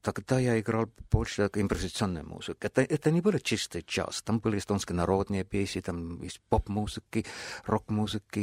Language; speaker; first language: Russian; non-native, fluent; Estonian